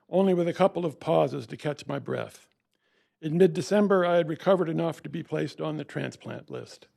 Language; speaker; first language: English; native; English